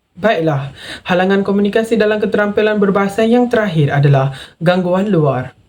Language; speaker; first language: Malay; non-native, local second language; Tamil